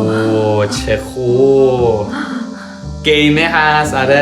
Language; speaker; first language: Korean; native; Korean